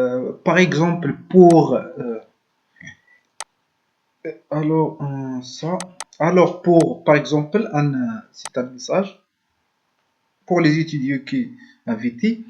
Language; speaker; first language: French; non-native, learner; Arabic